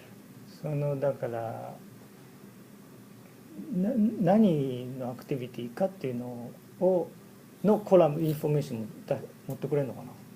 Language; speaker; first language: Japanese; native; Japanese